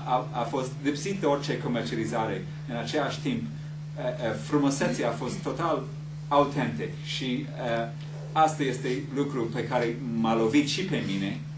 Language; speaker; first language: Romanian; non-native, fluent; English